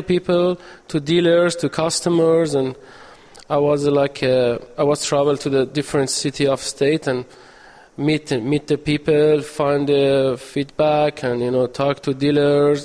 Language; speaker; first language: English; non-native, learner; Persian